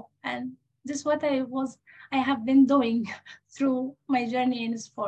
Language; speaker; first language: English; non-native, fluent; Arabic